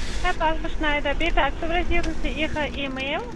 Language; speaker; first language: German; non-native, learner; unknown